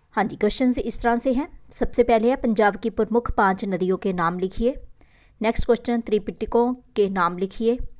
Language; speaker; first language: Hindi; non-native, local second language; Punjabi